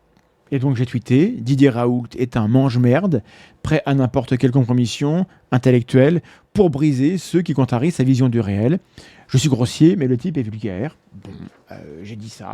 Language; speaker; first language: French; native; French